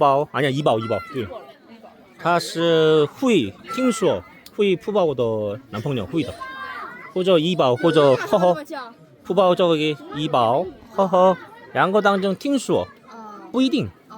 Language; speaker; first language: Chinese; non-native, fluent; Korean